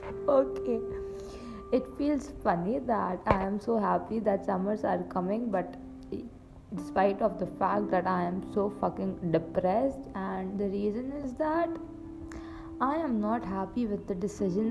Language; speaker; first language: English; non-native, local second language; Punjabi